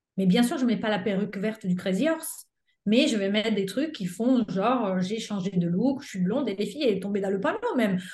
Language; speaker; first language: French; non-native, fluent; Italian